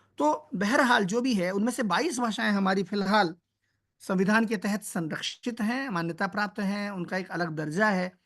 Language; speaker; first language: Hindi; native; Hindi